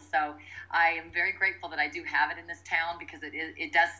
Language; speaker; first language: English; native; English